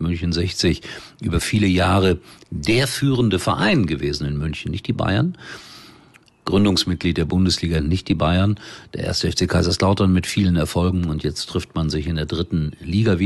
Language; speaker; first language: German; native; German